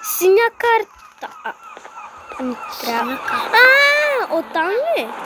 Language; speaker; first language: Bulgarian; non-native, local second language; Turkish